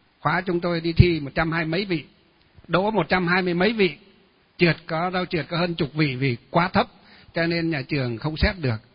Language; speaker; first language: Vietnamese; non-native, local second language; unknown